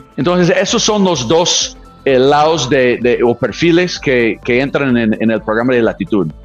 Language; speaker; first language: Spanish; non-native, fluent; English